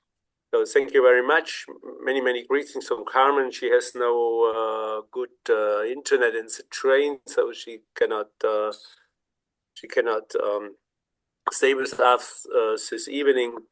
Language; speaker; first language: English; non-native, learner; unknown